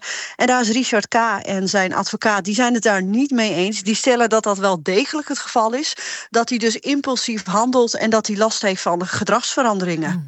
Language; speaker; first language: Dutch; native; Dutch